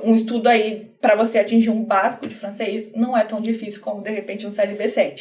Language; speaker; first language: Portuguese; native; Portuguese